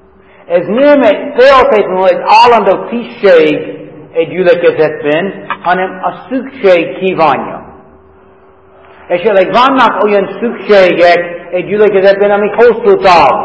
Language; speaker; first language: Hungarian; non-native, fluent; English